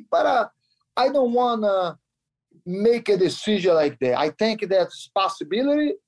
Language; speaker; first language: English; non-native, learner; Kyrgyz